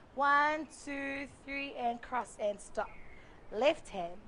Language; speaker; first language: English; native; English